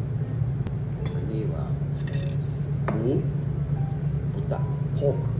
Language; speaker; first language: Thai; non-native, learner; Japanese